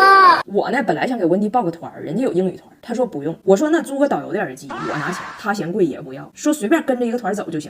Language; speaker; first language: Chinese; native; Chinese